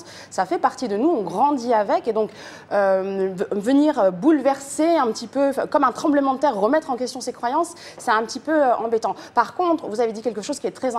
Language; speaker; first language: French; native; French